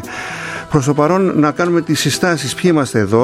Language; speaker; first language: Greek; native; Greek